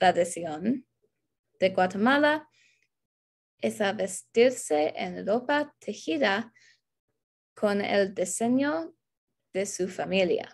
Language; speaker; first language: Spanish; non-native, learner; English